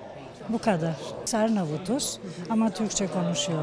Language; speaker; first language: Turkish; non-native, local second language; Albanian